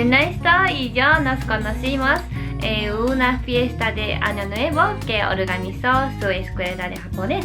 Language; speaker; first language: Spanish; non-native, learner; Japanese